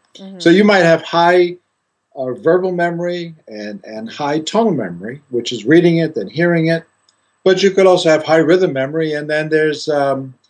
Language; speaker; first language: English; non-native, fluent; Greek